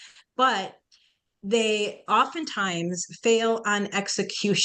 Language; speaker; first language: English; early bilingual, other home language; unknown